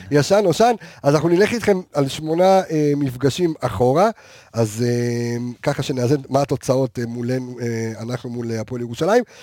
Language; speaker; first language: Hebrew; native; Hebrew